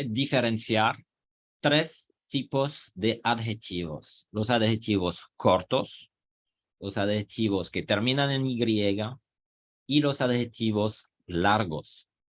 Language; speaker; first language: Spanish; non-native, fluent; French